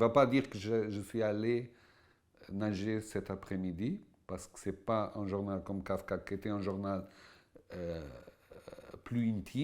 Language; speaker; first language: French; non-native, fluent; Portuguese